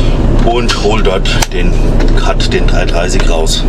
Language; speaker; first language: German; native; German